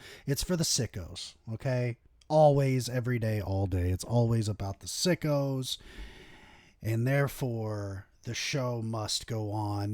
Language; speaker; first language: English; native; English